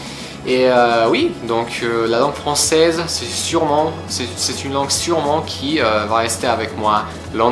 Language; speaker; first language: French; non-native, fluent; Polish